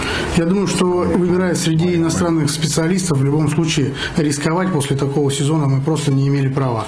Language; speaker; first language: Russian; native; Russian